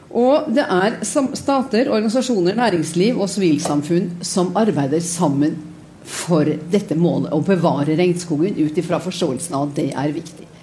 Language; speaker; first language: Norwegian; native; Norwegian